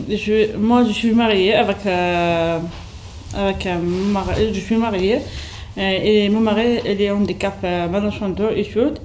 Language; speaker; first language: French; non-native, learner; Kabyle